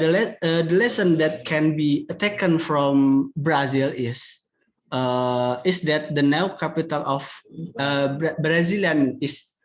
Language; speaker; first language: English; non-native, learner; Indonesian